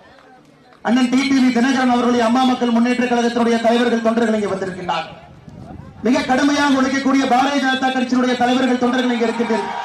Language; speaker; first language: Tamil; native; Tamil